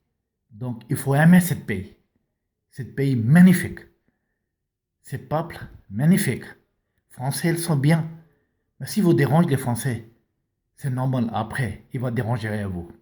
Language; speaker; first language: French; non-native, learner; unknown